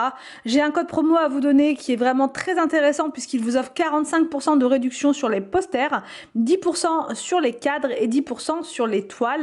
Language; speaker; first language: French; native; French